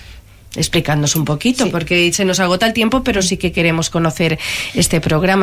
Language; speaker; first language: Spanish; native; Spanish